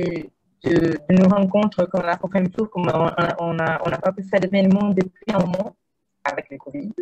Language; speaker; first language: French; non-native, fluent; Portuguese